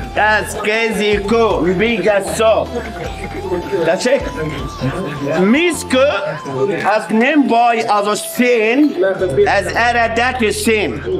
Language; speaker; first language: Hungarian; non-native, learner; Arabic